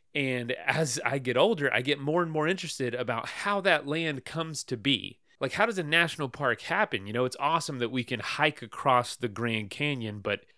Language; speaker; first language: English; native; English